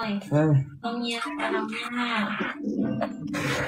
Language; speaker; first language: Vietnamese; non-native, learner; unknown